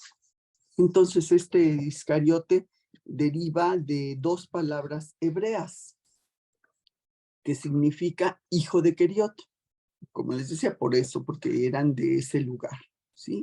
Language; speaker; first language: Spanish; native; Spanish